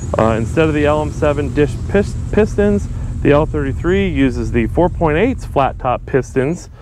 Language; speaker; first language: English; native; English